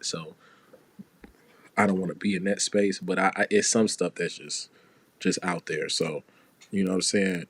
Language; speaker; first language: English; native; English